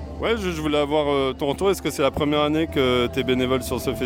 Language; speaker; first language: French; native; French